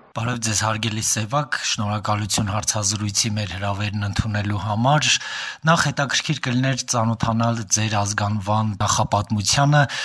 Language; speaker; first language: Armenian; native; Armenian